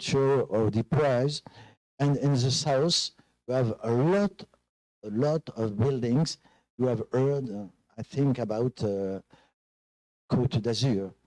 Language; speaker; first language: English; non-native, fluent; French